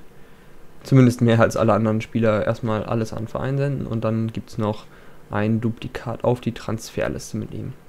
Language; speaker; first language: German; native; German